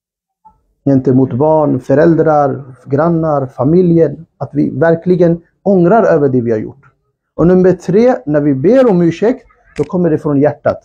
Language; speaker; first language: Swedish; non-native, fluent; Urdu